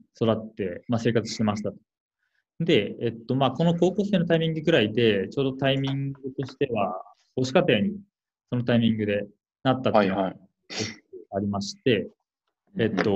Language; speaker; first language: Japanese; native; Japanese